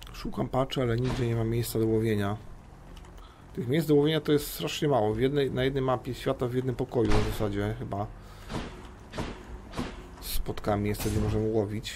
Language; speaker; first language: Polish; native; Polish